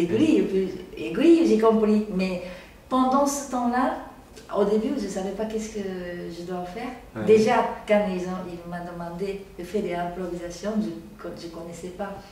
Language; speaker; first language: French; non-native, learner; Japanese